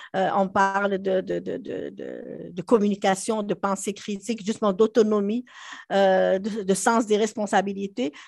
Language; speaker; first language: French; non-native, local second language; Arabic